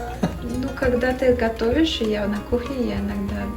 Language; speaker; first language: Russian; early bilingual, heritage; Russian